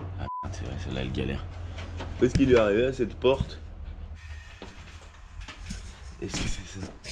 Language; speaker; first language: French; native; French